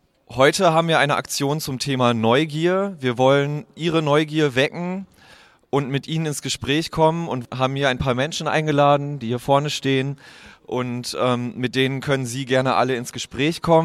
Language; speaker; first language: German; native; German